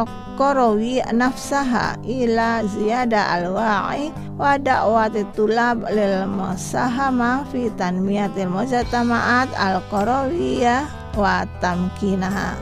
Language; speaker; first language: Arabic; non-native, learner; Indonesian